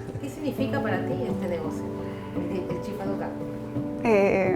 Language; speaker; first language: Spanish; native; Spanish